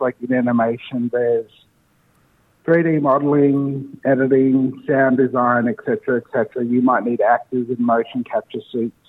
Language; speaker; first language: English; native; English